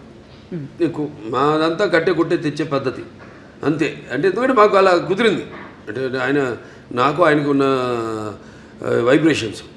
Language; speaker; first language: Telugu; native; Telugu